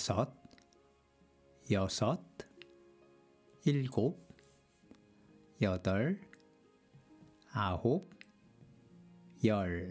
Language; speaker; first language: Korean; non-native, learner; English